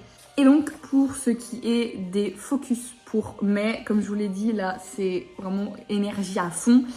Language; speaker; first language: French; native; French